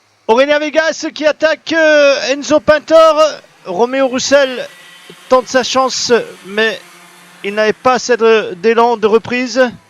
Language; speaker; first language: French; native; French